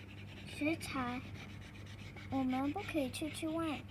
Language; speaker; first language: Chinese; non-native, learner; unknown